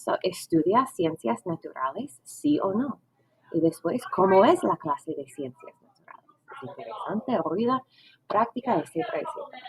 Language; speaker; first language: Spanish; non-native, fluent; English